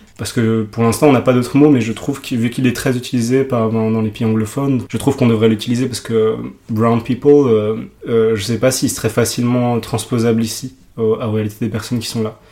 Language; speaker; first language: French; early bilingual, other home language; Urdu